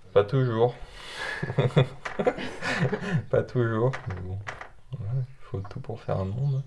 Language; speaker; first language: French; native; French